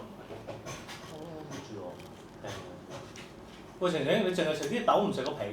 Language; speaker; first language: Cantonese; native; Cantonese